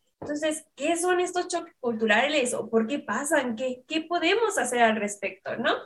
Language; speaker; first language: Spanish; native; Spanish